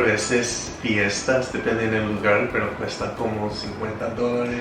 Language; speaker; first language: Spanish; non-native, fluent; English